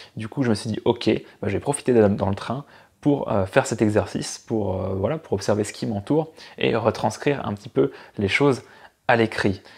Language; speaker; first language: French; native; French